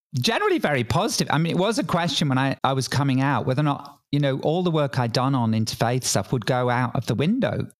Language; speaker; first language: English; native; English